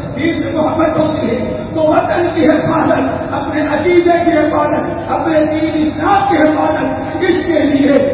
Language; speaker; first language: Urdu; native; Urdu